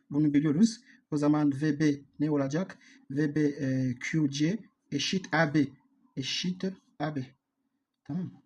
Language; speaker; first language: Turkish; non-native, learner; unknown